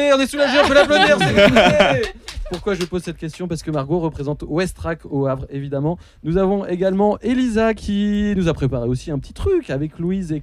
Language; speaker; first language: French; native; French